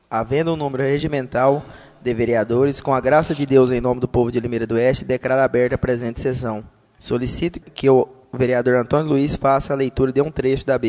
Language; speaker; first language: Portuguese; native; Portuguese